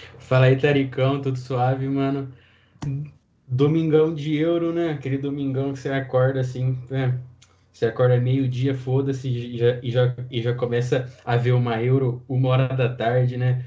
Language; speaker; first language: Portuguese; native; Portuguese